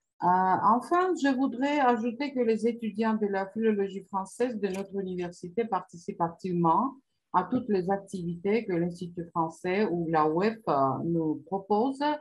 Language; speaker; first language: French; non-native, fluent; Georgian